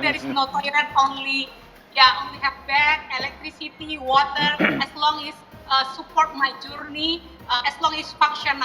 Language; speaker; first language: English; non-native, learner; Indonesian